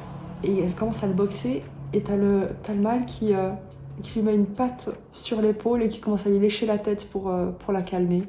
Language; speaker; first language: French; native; French